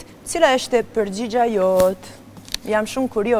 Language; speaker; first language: Albanian; non-native, learner; Romanian